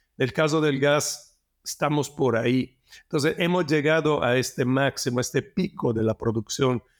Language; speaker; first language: Spanish; non-native, fluent; Italian